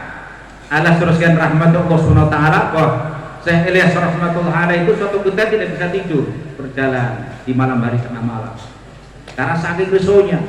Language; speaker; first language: Indonesian; non-native, local second language; Javanese